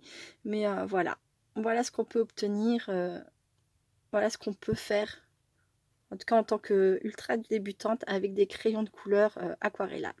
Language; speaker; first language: French; native; French